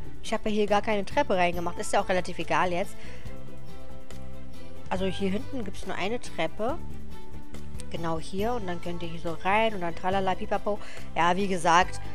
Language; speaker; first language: German; native; German